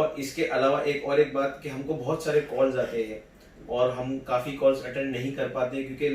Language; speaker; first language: Hindi; native; Hindi